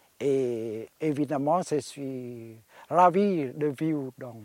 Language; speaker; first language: French; non-native, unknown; Khmer